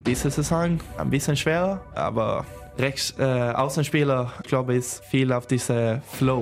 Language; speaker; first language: German; non-native, learner; Swedish